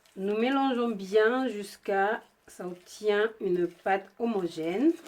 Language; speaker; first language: French; non-native, fluent; Indonesian